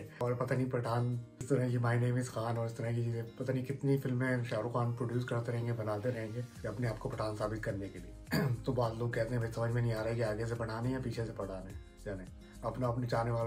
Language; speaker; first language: Urdu; native; Urdu